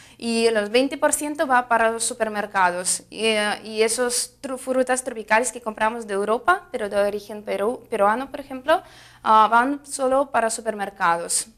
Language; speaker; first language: Spanish; non-native, fluent; Russian